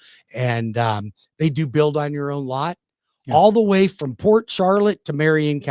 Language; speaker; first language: English; native; English